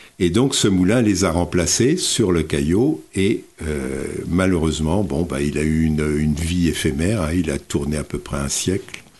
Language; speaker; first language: French; native; French